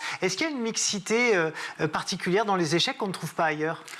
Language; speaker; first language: French; native; French